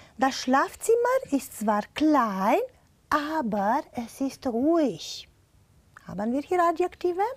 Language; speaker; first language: German; non-native, fluent; Romanian